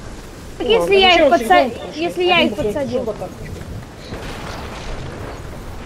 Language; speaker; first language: Russian; native; Russian